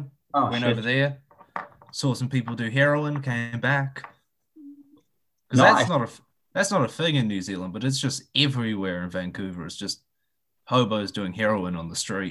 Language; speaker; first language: English; native; English